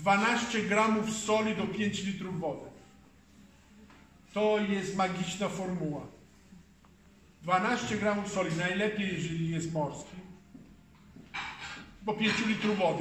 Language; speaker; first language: Polish; non-native, fluent; Italian